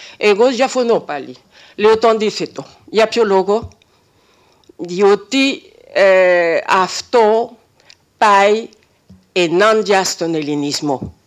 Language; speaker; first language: Greek; non-native, fluent; French